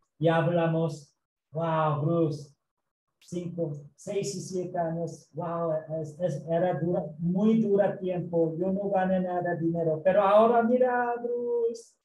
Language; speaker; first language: Spanish; non-native, learner; Korean